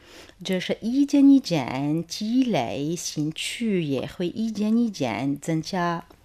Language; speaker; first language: Chinese; non-native, fluent; Arabic